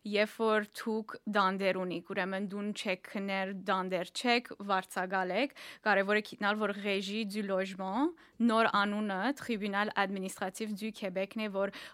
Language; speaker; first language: Armenian; early bilingual, heritage; Armenian